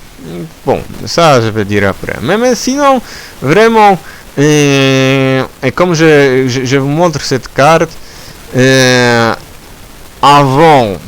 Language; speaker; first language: French; non-native, learner; Polish